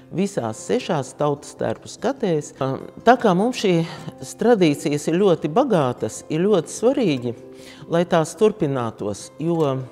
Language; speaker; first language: Latvian; native; Latvian